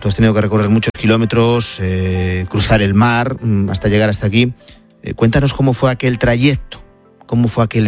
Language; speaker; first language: Spanish; native; Spanish